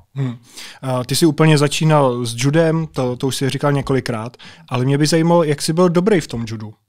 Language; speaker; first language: Czech; native; Czech